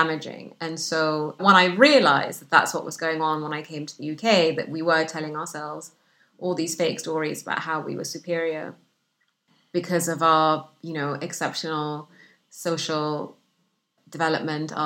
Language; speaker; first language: English; non-native, fluent; Arabic